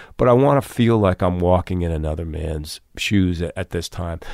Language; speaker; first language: English; native; English